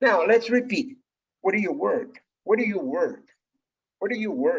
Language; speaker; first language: English; non-native, fluent; Spanish